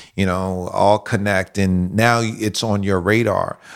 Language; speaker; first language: English; native; English